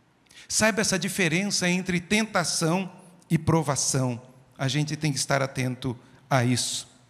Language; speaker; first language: Portuguese; native; Portuguese